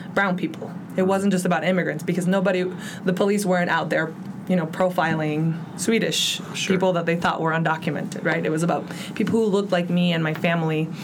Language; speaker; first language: English; early bilingual, other home language; Spanish